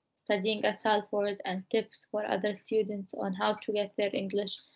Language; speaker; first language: English; non-native, fluent; Arabic